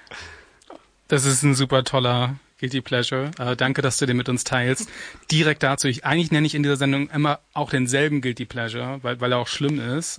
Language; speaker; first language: German; native; German